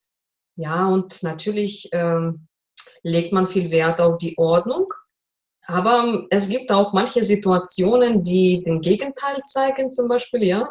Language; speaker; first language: German; non-native, fluent; Russian